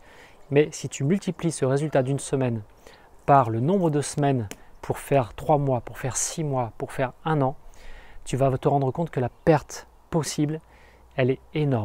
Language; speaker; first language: French; native; French